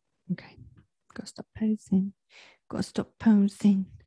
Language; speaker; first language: English; native; English